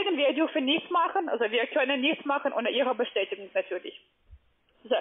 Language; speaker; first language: German; non-native, learner; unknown